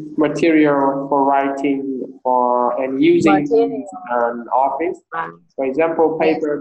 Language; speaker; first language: English; non-native, fluent; Vietnamese